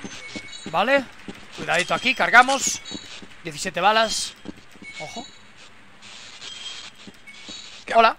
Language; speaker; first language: Spanish; native; Spanish